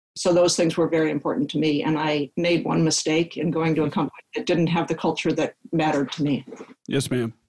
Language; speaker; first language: English; native; English